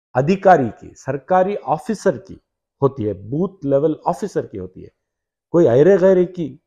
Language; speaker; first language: Hindi; non-native, local second language; Urdu